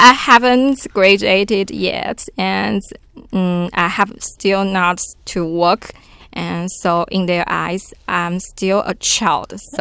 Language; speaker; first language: English; non-native, learner; Chinese